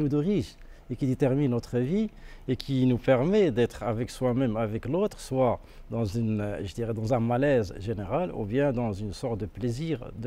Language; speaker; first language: French; non-native, local second language; Arabic